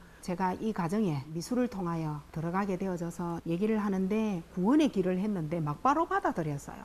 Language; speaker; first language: Korean; native; Korean